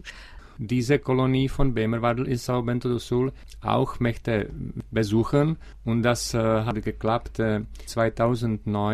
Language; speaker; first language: German; non-native, learner; Czech